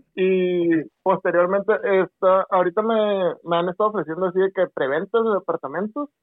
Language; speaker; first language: Spanish; native; Spanish